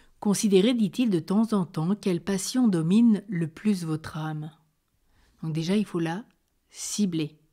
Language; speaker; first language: French; native; French